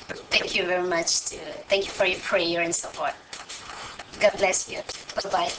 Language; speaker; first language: English; non-native, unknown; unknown